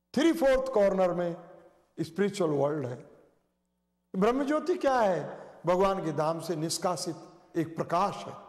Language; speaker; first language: Hindi; native; Hindi